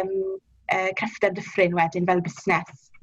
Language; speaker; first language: Welsh; native; Welsh